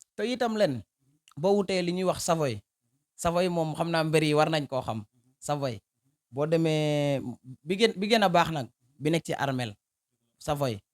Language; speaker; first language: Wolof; native; Wolof